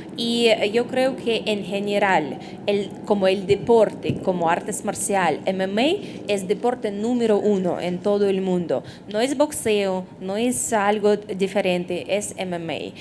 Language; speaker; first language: Spanish; non-native, fluent; Russian